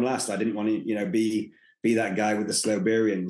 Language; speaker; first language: English; native; English